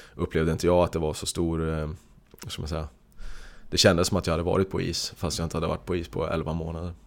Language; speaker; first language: Swedish; native; Swedish